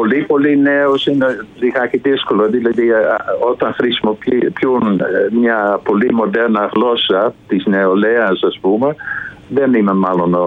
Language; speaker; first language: Greek; non-native, fluent; Dutch